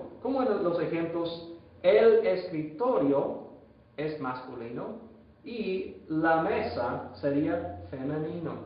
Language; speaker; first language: Spanish; non-native, fluent; English